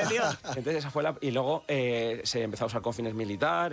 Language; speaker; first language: Spanish; native; Spanish